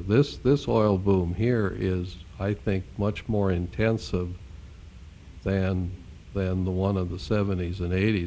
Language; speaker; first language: English; native; English